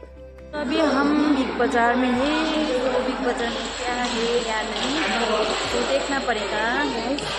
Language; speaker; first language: Hindi; non-native, local second language; Nepali